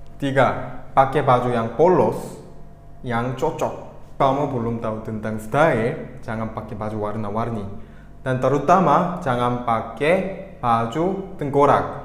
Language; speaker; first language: Indonesian; early bilingual, other home language; Korean